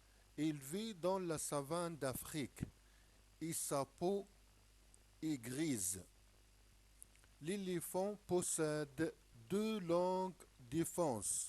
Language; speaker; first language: French; non-native, local second language; Arabic